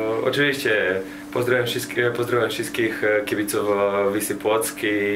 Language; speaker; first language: Polish; non-native, learner; Serbian